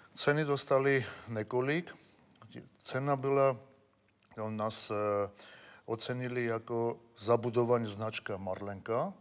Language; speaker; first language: Czech; non-native, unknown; Armenian